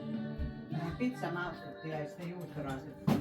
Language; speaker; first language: Finnish; native; Finnish